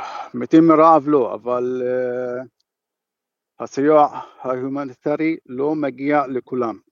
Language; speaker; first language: Hebrew; non-native, fluent; Arabic